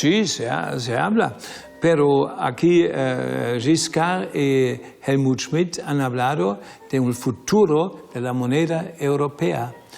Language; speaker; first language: Spanish; non-native, learner; German